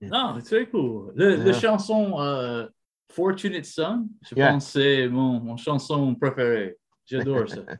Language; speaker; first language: French; non-native, learner; English